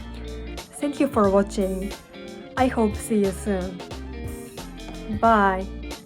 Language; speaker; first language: English; non-native, learner; Japanese